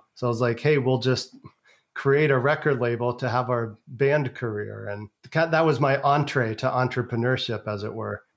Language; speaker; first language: English; native; English